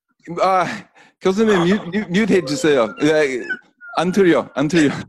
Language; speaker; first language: Korean; non-native, learner; English